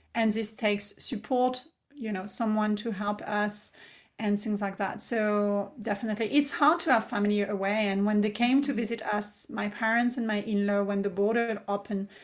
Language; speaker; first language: English; non-native, fluent; French